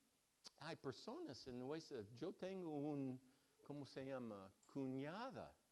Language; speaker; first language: Spanish; non-native, fluent; English